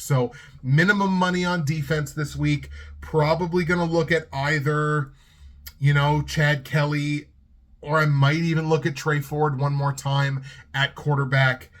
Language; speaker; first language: English; native; English